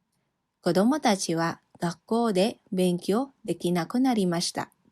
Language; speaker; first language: Japanese; non-native, fluent; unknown